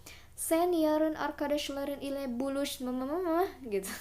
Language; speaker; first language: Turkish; non-native, fluent; Indonesian